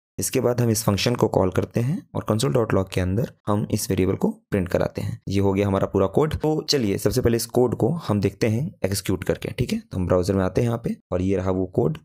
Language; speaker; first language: Hindi; native; Hindi